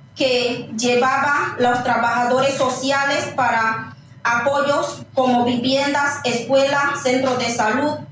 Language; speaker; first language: Spanish; non-native, local second language; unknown